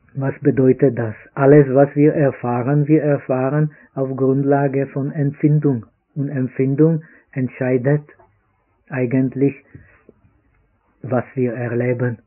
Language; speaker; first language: German; non-native, fluent; Czech